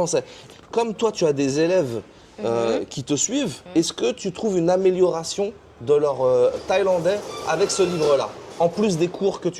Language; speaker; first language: French; native; French